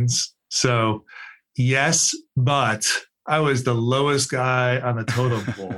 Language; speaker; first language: English; native; English